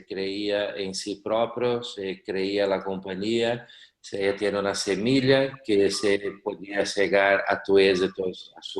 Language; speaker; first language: Portuguese; non-native, learner; Spanish